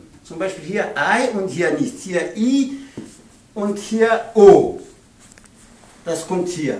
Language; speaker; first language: German; non-native, learner; Pashto